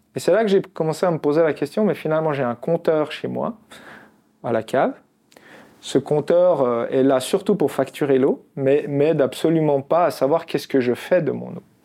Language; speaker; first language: French; non-native, local second language; Arabic